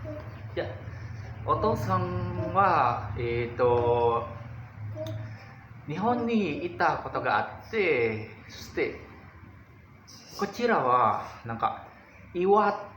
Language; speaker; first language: Japanese; non-native, learner; Indonesian